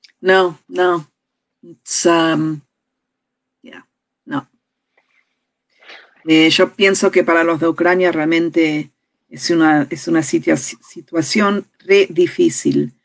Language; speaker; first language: Spanish; early bilingual, heritage; Spanish